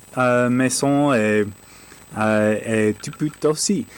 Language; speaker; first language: French; non-native, learner; English